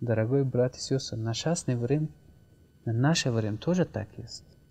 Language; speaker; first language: Russian; non-native, learner; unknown